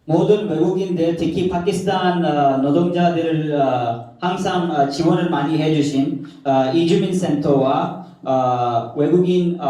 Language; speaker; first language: Korean; non-native, fluent; Urdu